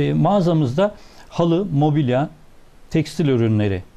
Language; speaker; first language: Turkish; native; Turkish